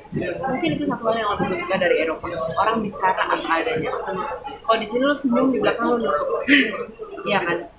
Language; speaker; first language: Indonesian; early bilingual, other home language; German